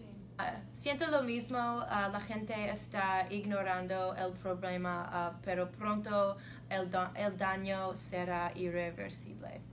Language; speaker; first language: Spanish; non-native, learner; English